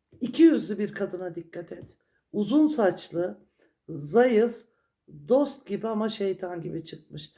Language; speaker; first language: Turkish; native; Turkish